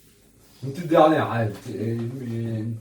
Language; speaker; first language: French; native; French